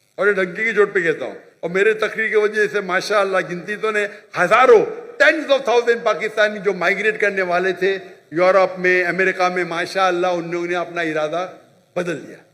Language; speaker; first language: Hindi; non-native, local second language; Konkani